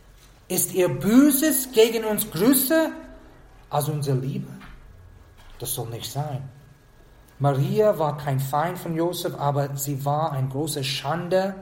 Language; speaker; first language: German; non-native, fluent; English